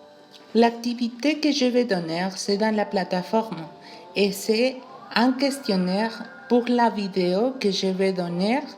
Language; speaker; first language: French; non-native, learner; Spanish